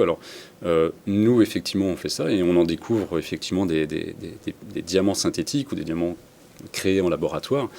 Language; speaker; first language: French; native; French